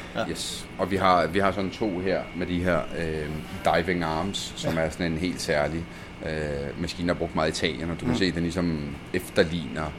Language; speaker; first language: Danish; early bilingual, other home language; Italian